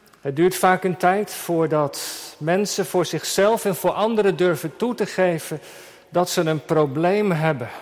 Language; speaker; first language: Dutch; native; Dutch